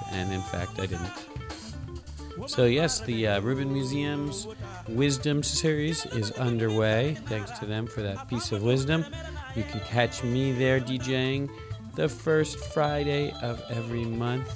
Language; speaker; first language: English; native; English